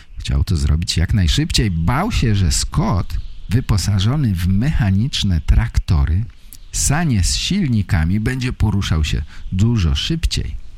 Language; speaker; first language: Polish; native; Polish